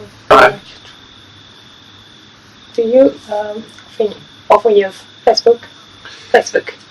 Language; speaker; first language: English; non-native, learner; Japanese